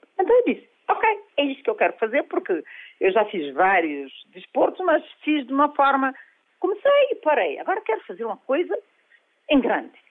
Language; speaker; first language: Portuguese; non-native, local second language; Kabuverdianu